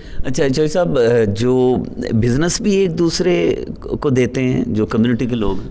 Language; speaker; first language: Urdu; native; Urdu